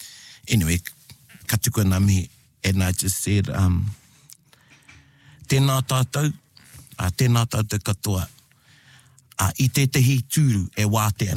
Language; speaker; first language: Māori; non-native, local second language; English